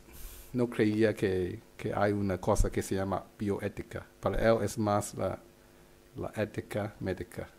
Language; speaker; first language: Spanish; non-native, fluent; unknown